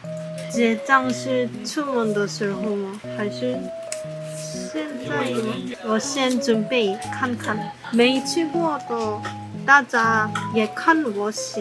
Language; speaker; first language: Chinese; non-native, learner; Korean